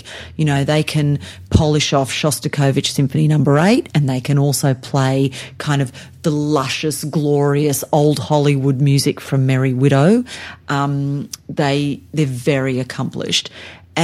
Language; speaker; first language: English; native; English